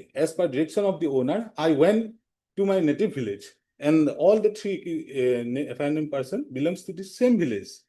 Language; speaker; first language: English; non-native, local second language; Assamese